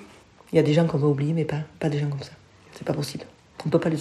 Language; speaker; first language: French; native; French